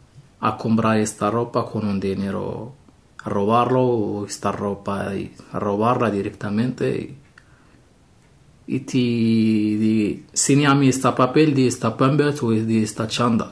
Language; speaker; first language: Spanish; non-native, learner; Arabic